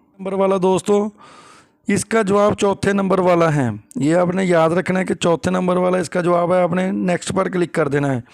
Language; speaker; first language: Urdu; native; Urdu